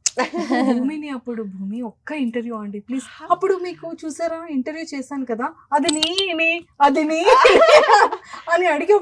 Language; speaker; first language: Telugu; native; Telugu